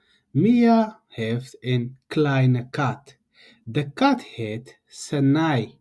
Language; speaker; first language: Dutch; non-native, learner; Tigrinya